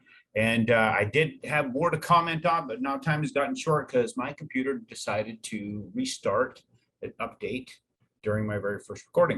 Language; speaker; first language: English; native; English